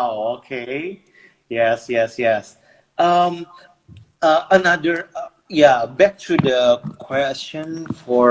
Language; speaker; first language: English; non-native, fluent; Indonesian